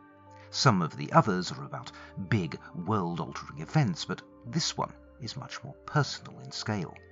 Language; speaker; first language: English; native; English